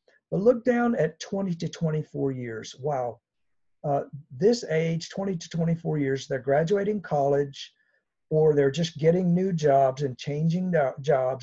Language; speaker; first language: English; native; English